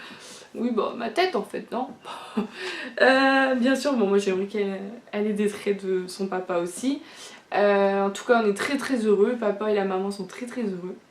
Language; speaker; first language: French; native; French